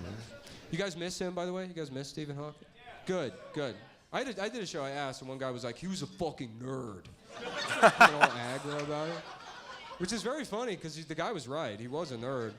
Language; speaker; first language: English; native; English